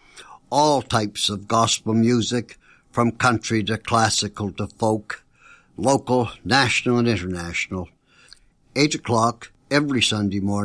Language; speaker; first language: English; native; English